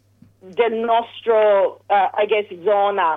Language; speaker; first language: Italian; early bilingual, heritage; English